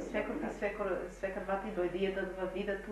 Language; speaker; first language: Macedonian; early bilingual, heritage; Macedonian